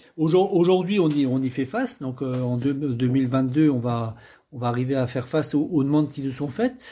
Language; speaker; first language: French; native; French